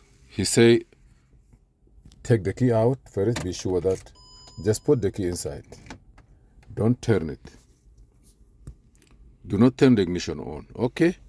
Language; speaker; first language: English; non-native, fluent; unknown